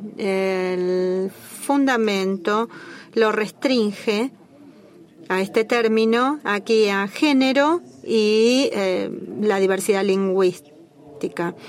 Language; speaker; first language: Spanish; native; Spanish